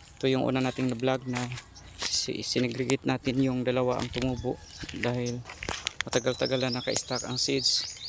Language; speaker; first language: Filipino; non-native, local second language; Cebuano